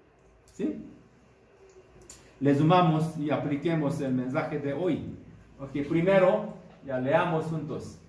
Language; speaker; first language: Spanish; non-native, fluent; Korean